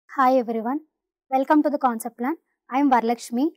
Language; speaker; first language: English; non-native, local second language; Telugu